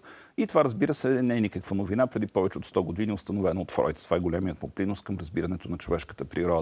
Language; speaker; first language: Bulgarian; native; Bulgarian